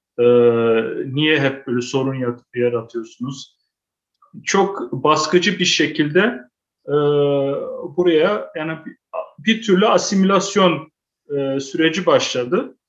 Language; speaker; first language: Turkish; early bilingual, heritage; Turkish